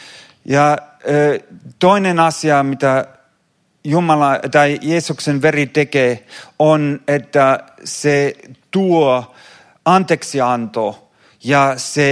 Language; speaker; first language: Finnish; non-native, fluent; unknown